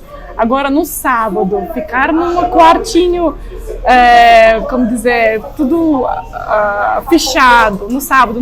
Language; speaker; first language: Portuguese; non-native, fluent; Russian